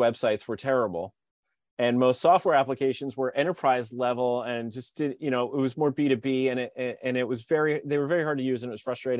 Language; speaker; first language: English; native; English